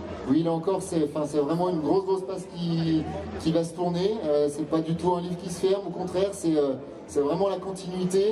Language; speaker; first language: French; native; French